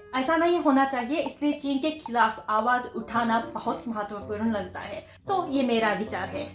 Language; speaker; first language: Hindi; non-native, fluent; Japanese